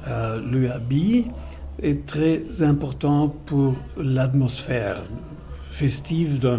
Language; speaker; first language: French; non-native, fluent; German